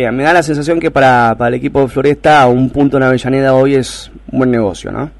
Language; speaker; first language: Spanish; native; Spanish